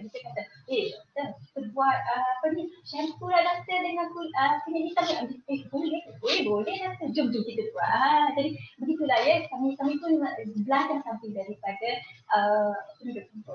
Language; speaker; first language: Malay; native; Malay